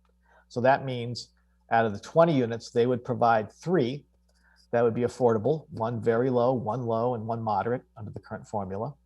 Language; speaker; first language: English; native; English